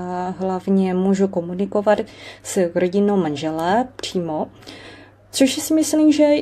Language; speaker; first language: Czech; non-native, fluent; Chinese